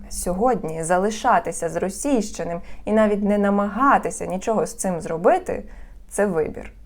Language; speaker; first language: Ukrainian; non-native, local second language; Russian